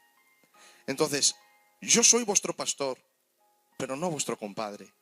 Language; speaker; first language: Spanish; native; Spanish